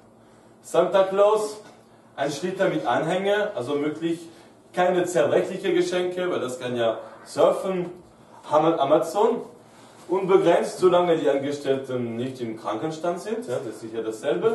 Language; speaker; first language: German; non-native, fluent; French